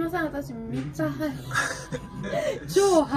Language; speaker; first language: Japanese; non-native, fluent; Italian